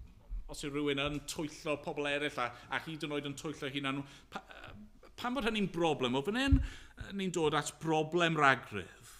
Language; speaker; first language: Welsh; native; Welsh